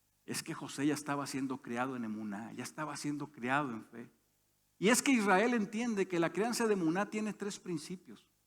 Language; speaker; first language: Spanish; native; Spanish